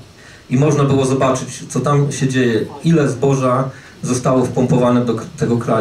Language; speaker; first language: Polish; native; Polish